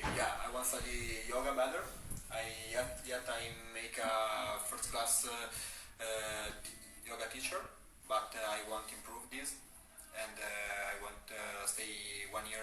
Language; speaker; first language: English; non-native, learner; Italian